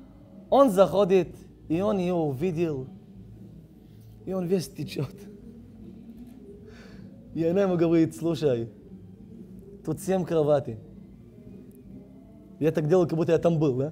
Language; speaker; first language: Russian; non-native, learner; Hebrew